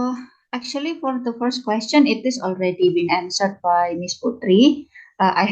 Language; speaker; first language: English; non-native, fluent; Indonesian